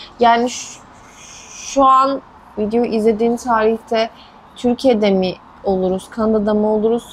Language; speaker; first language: Turkish; native; Turkish